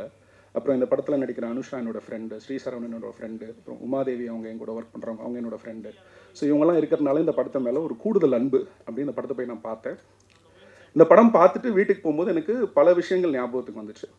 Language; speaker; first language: Tamil; native; Tamil